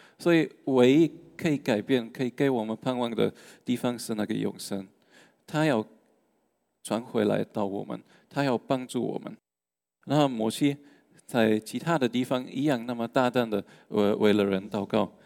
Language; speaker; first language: Chinese; non-native, fluent; German